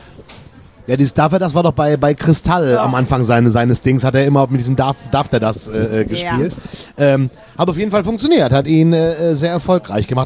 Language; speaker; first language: German; native; German